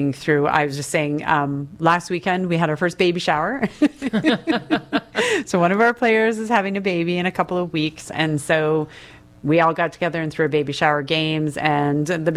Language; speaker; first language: English; native; English